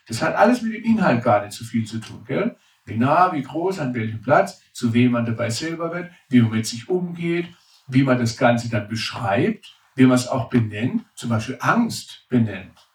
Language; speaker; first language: German; native; German